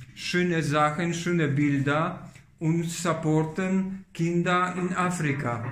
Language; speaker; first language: German; non-native, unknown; Polish